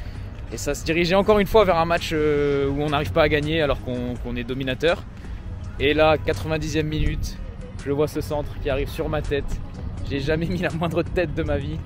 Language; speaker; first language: French; native; French